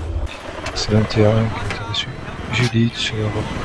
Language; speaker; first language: French; native; French